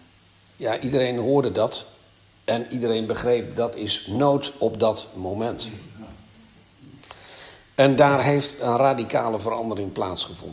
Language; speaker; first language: Dutch; native; Dutch